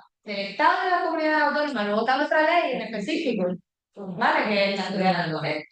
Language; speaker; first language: Spanish; native; Spanish